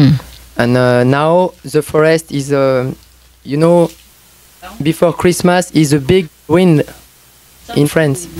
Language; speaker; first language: English; non-native, learner; French